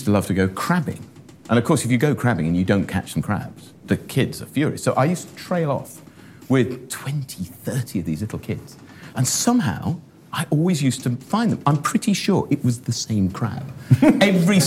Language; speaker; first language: English; native; English